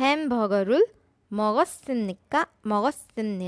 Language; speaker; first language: Korean; non-native, fluent; Urdu